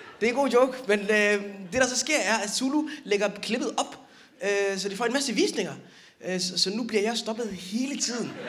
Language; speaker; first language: Danish; early bilingual, other home language; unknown